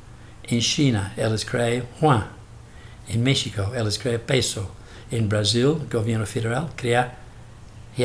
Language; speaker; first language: Portuguese; non-native, fluent; English